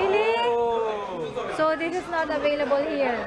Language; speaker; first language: English; non-native, local second language; Filipino